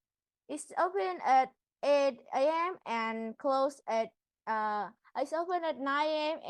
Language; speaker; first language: English; non-native, learner; Vietnamese